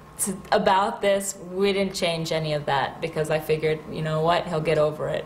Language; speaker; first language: English; native; English